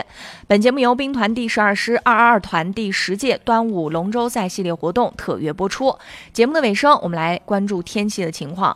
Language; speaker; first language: Chinese; native; Chinese